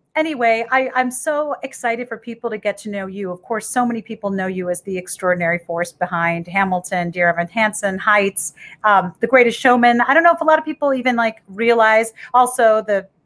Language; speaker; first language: English; native; English